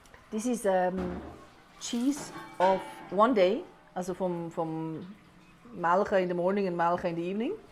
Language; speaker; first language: English; non-native, fluent; Swiss German